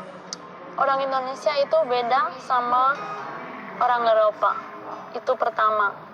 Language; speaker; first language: Indonesian; non-native, fluent; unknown